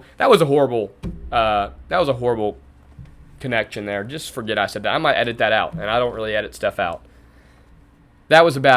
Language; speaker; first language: English; native; English